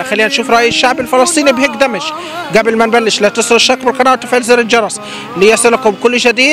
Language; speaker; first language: Arabic; native; Arabic